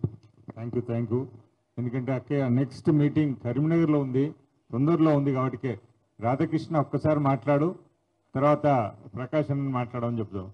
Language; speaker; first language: Telugu; native; Telugu